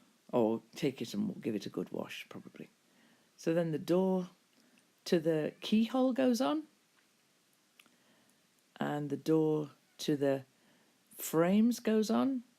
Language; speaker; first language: English; native; English